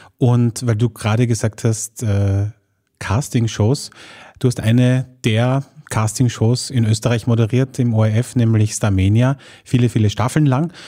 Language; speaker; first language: German; native; German